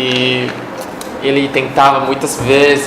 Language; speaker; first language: Portuguese; non-native, fluent; Chinese